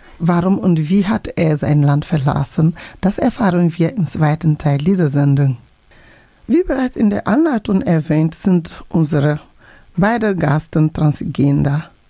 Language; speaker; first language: German; non-native, fluent; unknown